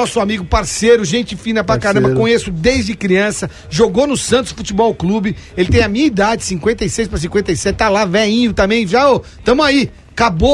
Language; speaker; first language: Portuguese; native; Portuguese